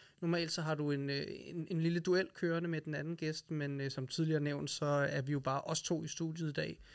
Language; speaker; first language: Danish; native; Danish